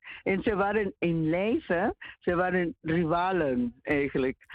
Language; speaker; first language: Dutch; non-native, learner; Spanish